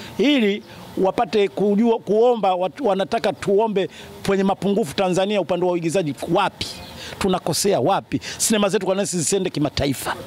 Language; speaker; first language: Swahili; native; Swahili